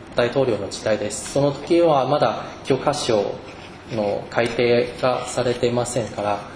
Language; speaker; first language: Japanese; non-native, fluent; Chinese